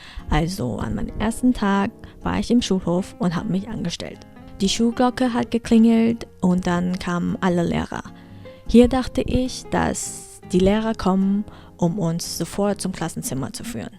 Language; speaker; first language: German; early bilingual, heritage; German